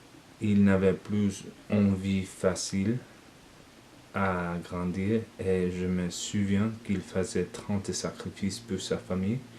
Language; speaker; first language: French; non-native, learner; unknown